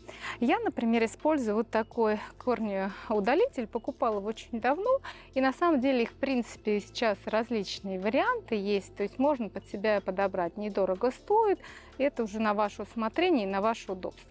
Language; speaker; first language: Russian; native; Russian